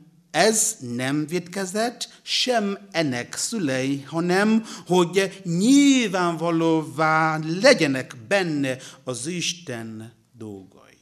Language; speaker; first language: Hungarian; non-native, learner; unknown